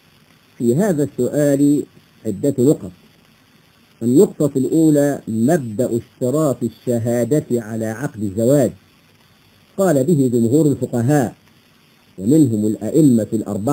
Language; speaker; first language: Arabic; native; Arabic